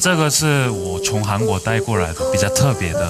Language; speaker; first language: Chinese; non-native, fluent; Korean